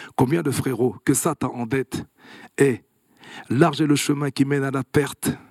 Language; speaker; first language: French; early bilingual, other home language; Kabuverdianu